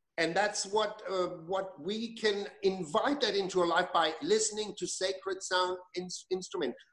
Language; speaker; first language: English; non-native, fluent; German